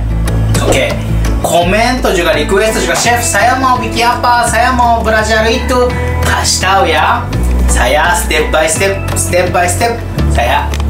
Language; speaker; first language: Indonesian; non-native, learner; Japanese